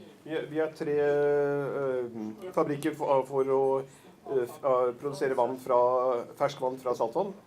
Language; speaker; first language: Norwegian; native; Norwegian